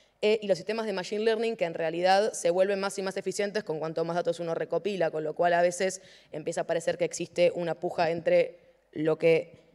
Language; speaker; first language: Spanish; native; Spanish